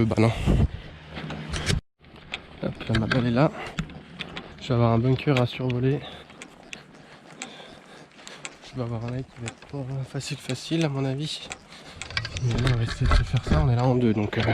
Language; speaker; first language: French; native; French